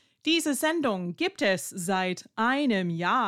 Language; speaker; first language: German; non-native, fluent; English